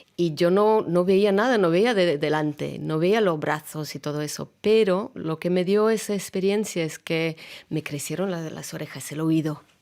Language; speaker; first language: Spanish; non-native, fluent; Russian